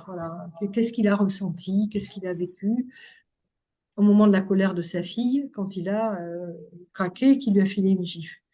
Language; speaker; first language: French; native; French